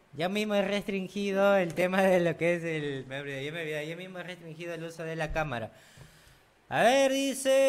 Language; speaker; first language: Spanish; native; Spanish